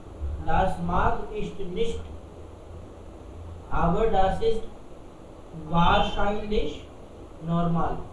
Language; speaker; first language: German; non-native, learner; Hindi